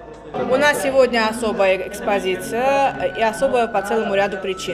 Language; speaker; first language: Russian; native; Russian